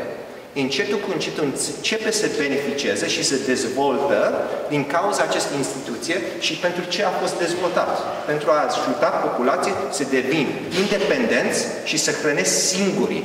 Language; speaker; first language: Romanian; early bilingual, heritage; Romanian